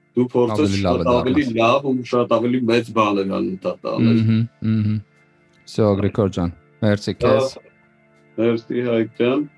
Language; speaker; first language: Armenian; native; Armenian